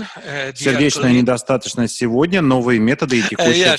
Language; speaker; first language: Russian; native; Russian